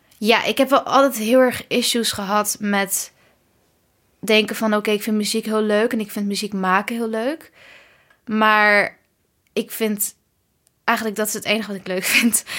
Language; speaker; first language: Dutch; early bilingual, other home language; Kurdish